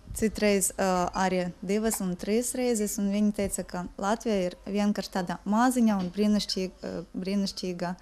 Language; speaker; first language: Latvian; non-native, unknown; Ukrainian